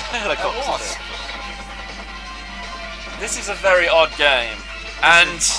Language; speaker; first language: English; native; English